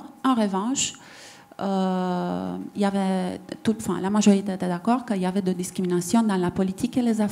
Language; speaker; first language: French; non-native, fluent; Romanian